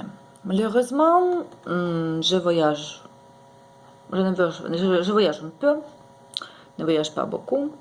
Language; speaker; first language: French; non-native, learner; Ukrainian